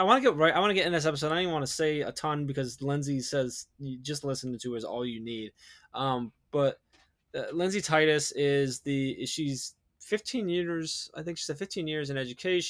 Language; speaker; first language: English; native; English